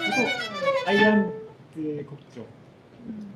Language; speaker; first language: Korean; non-native, learner; Japanese